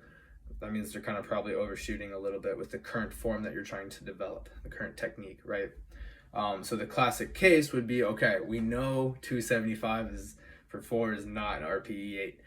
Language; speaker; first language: English; native; English